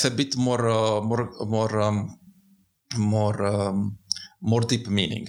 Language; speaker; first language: English; non-native, fluent; Italian